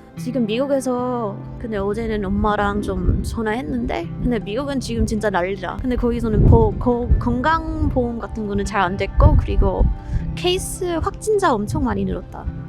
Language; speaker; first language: Korean; non-native, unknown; English